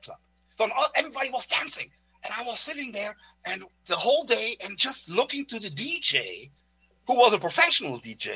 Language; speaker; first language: English; non-native, fluent; German